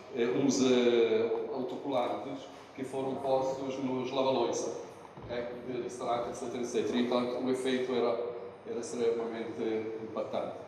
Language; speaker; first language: Portuguese; non-native, fluent; Italian